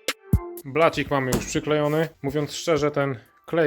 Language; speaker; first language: Polish; native; Polish